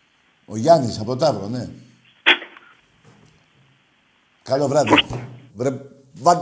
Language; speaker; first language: Greek; native; Greek